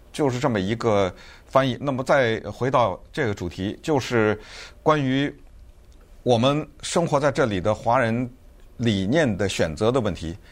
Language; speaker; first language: Chinese; native; Chinese